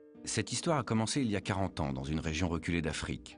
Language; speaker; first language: French; native; French